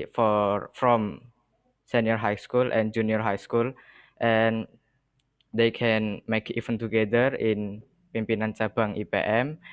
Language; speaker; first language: English; non-native, learner; Indonesian